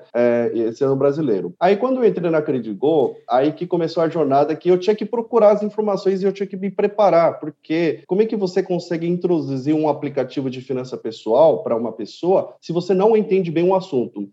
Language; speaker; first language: Portuguese; early bilingual, other home language; Korean